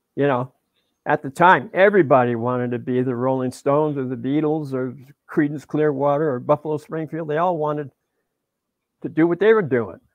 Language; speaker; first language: English; native; English